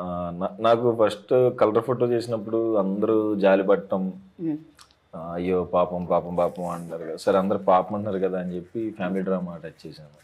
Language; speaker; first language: Telugu; native; Telugu